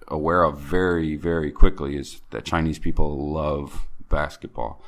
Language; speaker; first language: English; native; English